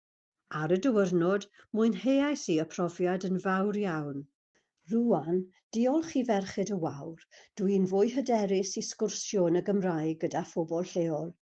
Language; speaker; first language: Welsh; non-native, fluent; English